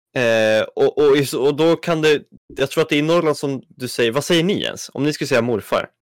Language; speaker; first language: Swedish; native; Swedish